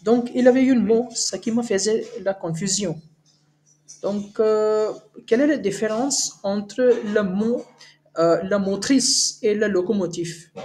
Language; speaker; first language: French; non-native, learner; Hindi